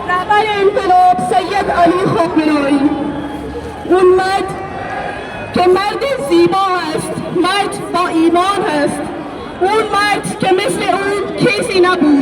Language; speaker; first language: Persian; non-native, learner; Urdu